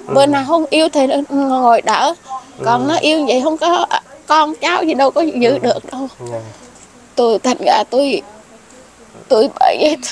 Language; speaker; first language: Vietnamese; non-native, local second language; Khmer